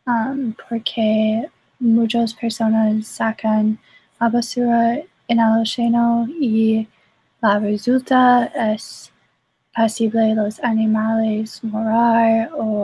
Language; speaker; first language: Spanish; non-native, learner; English